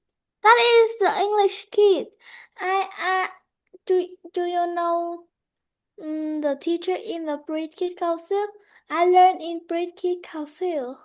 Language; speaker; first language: English; non-native, learner; Vietnamese